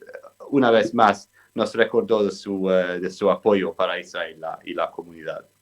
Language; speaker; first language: Spanish; non-native, fluent; English